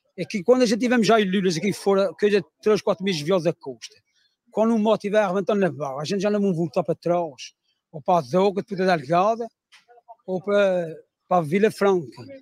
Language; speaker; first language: Portuguese; native; Portuguese